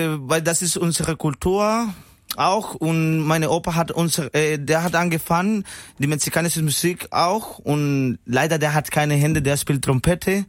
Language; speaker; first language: German; non-native, learner; Spanish